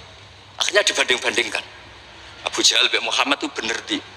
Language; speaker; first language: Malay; non-native, local second language; Javanese